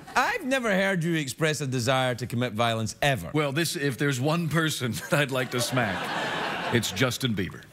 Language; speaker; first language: English; native; English